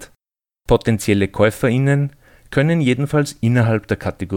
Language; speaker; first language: German; native; German